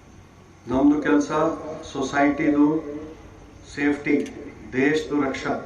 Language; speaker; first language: Kannada; non-native, fluent; Hindi